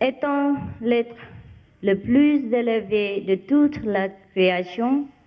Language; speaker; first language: French; non-native, fluent; Vietnamese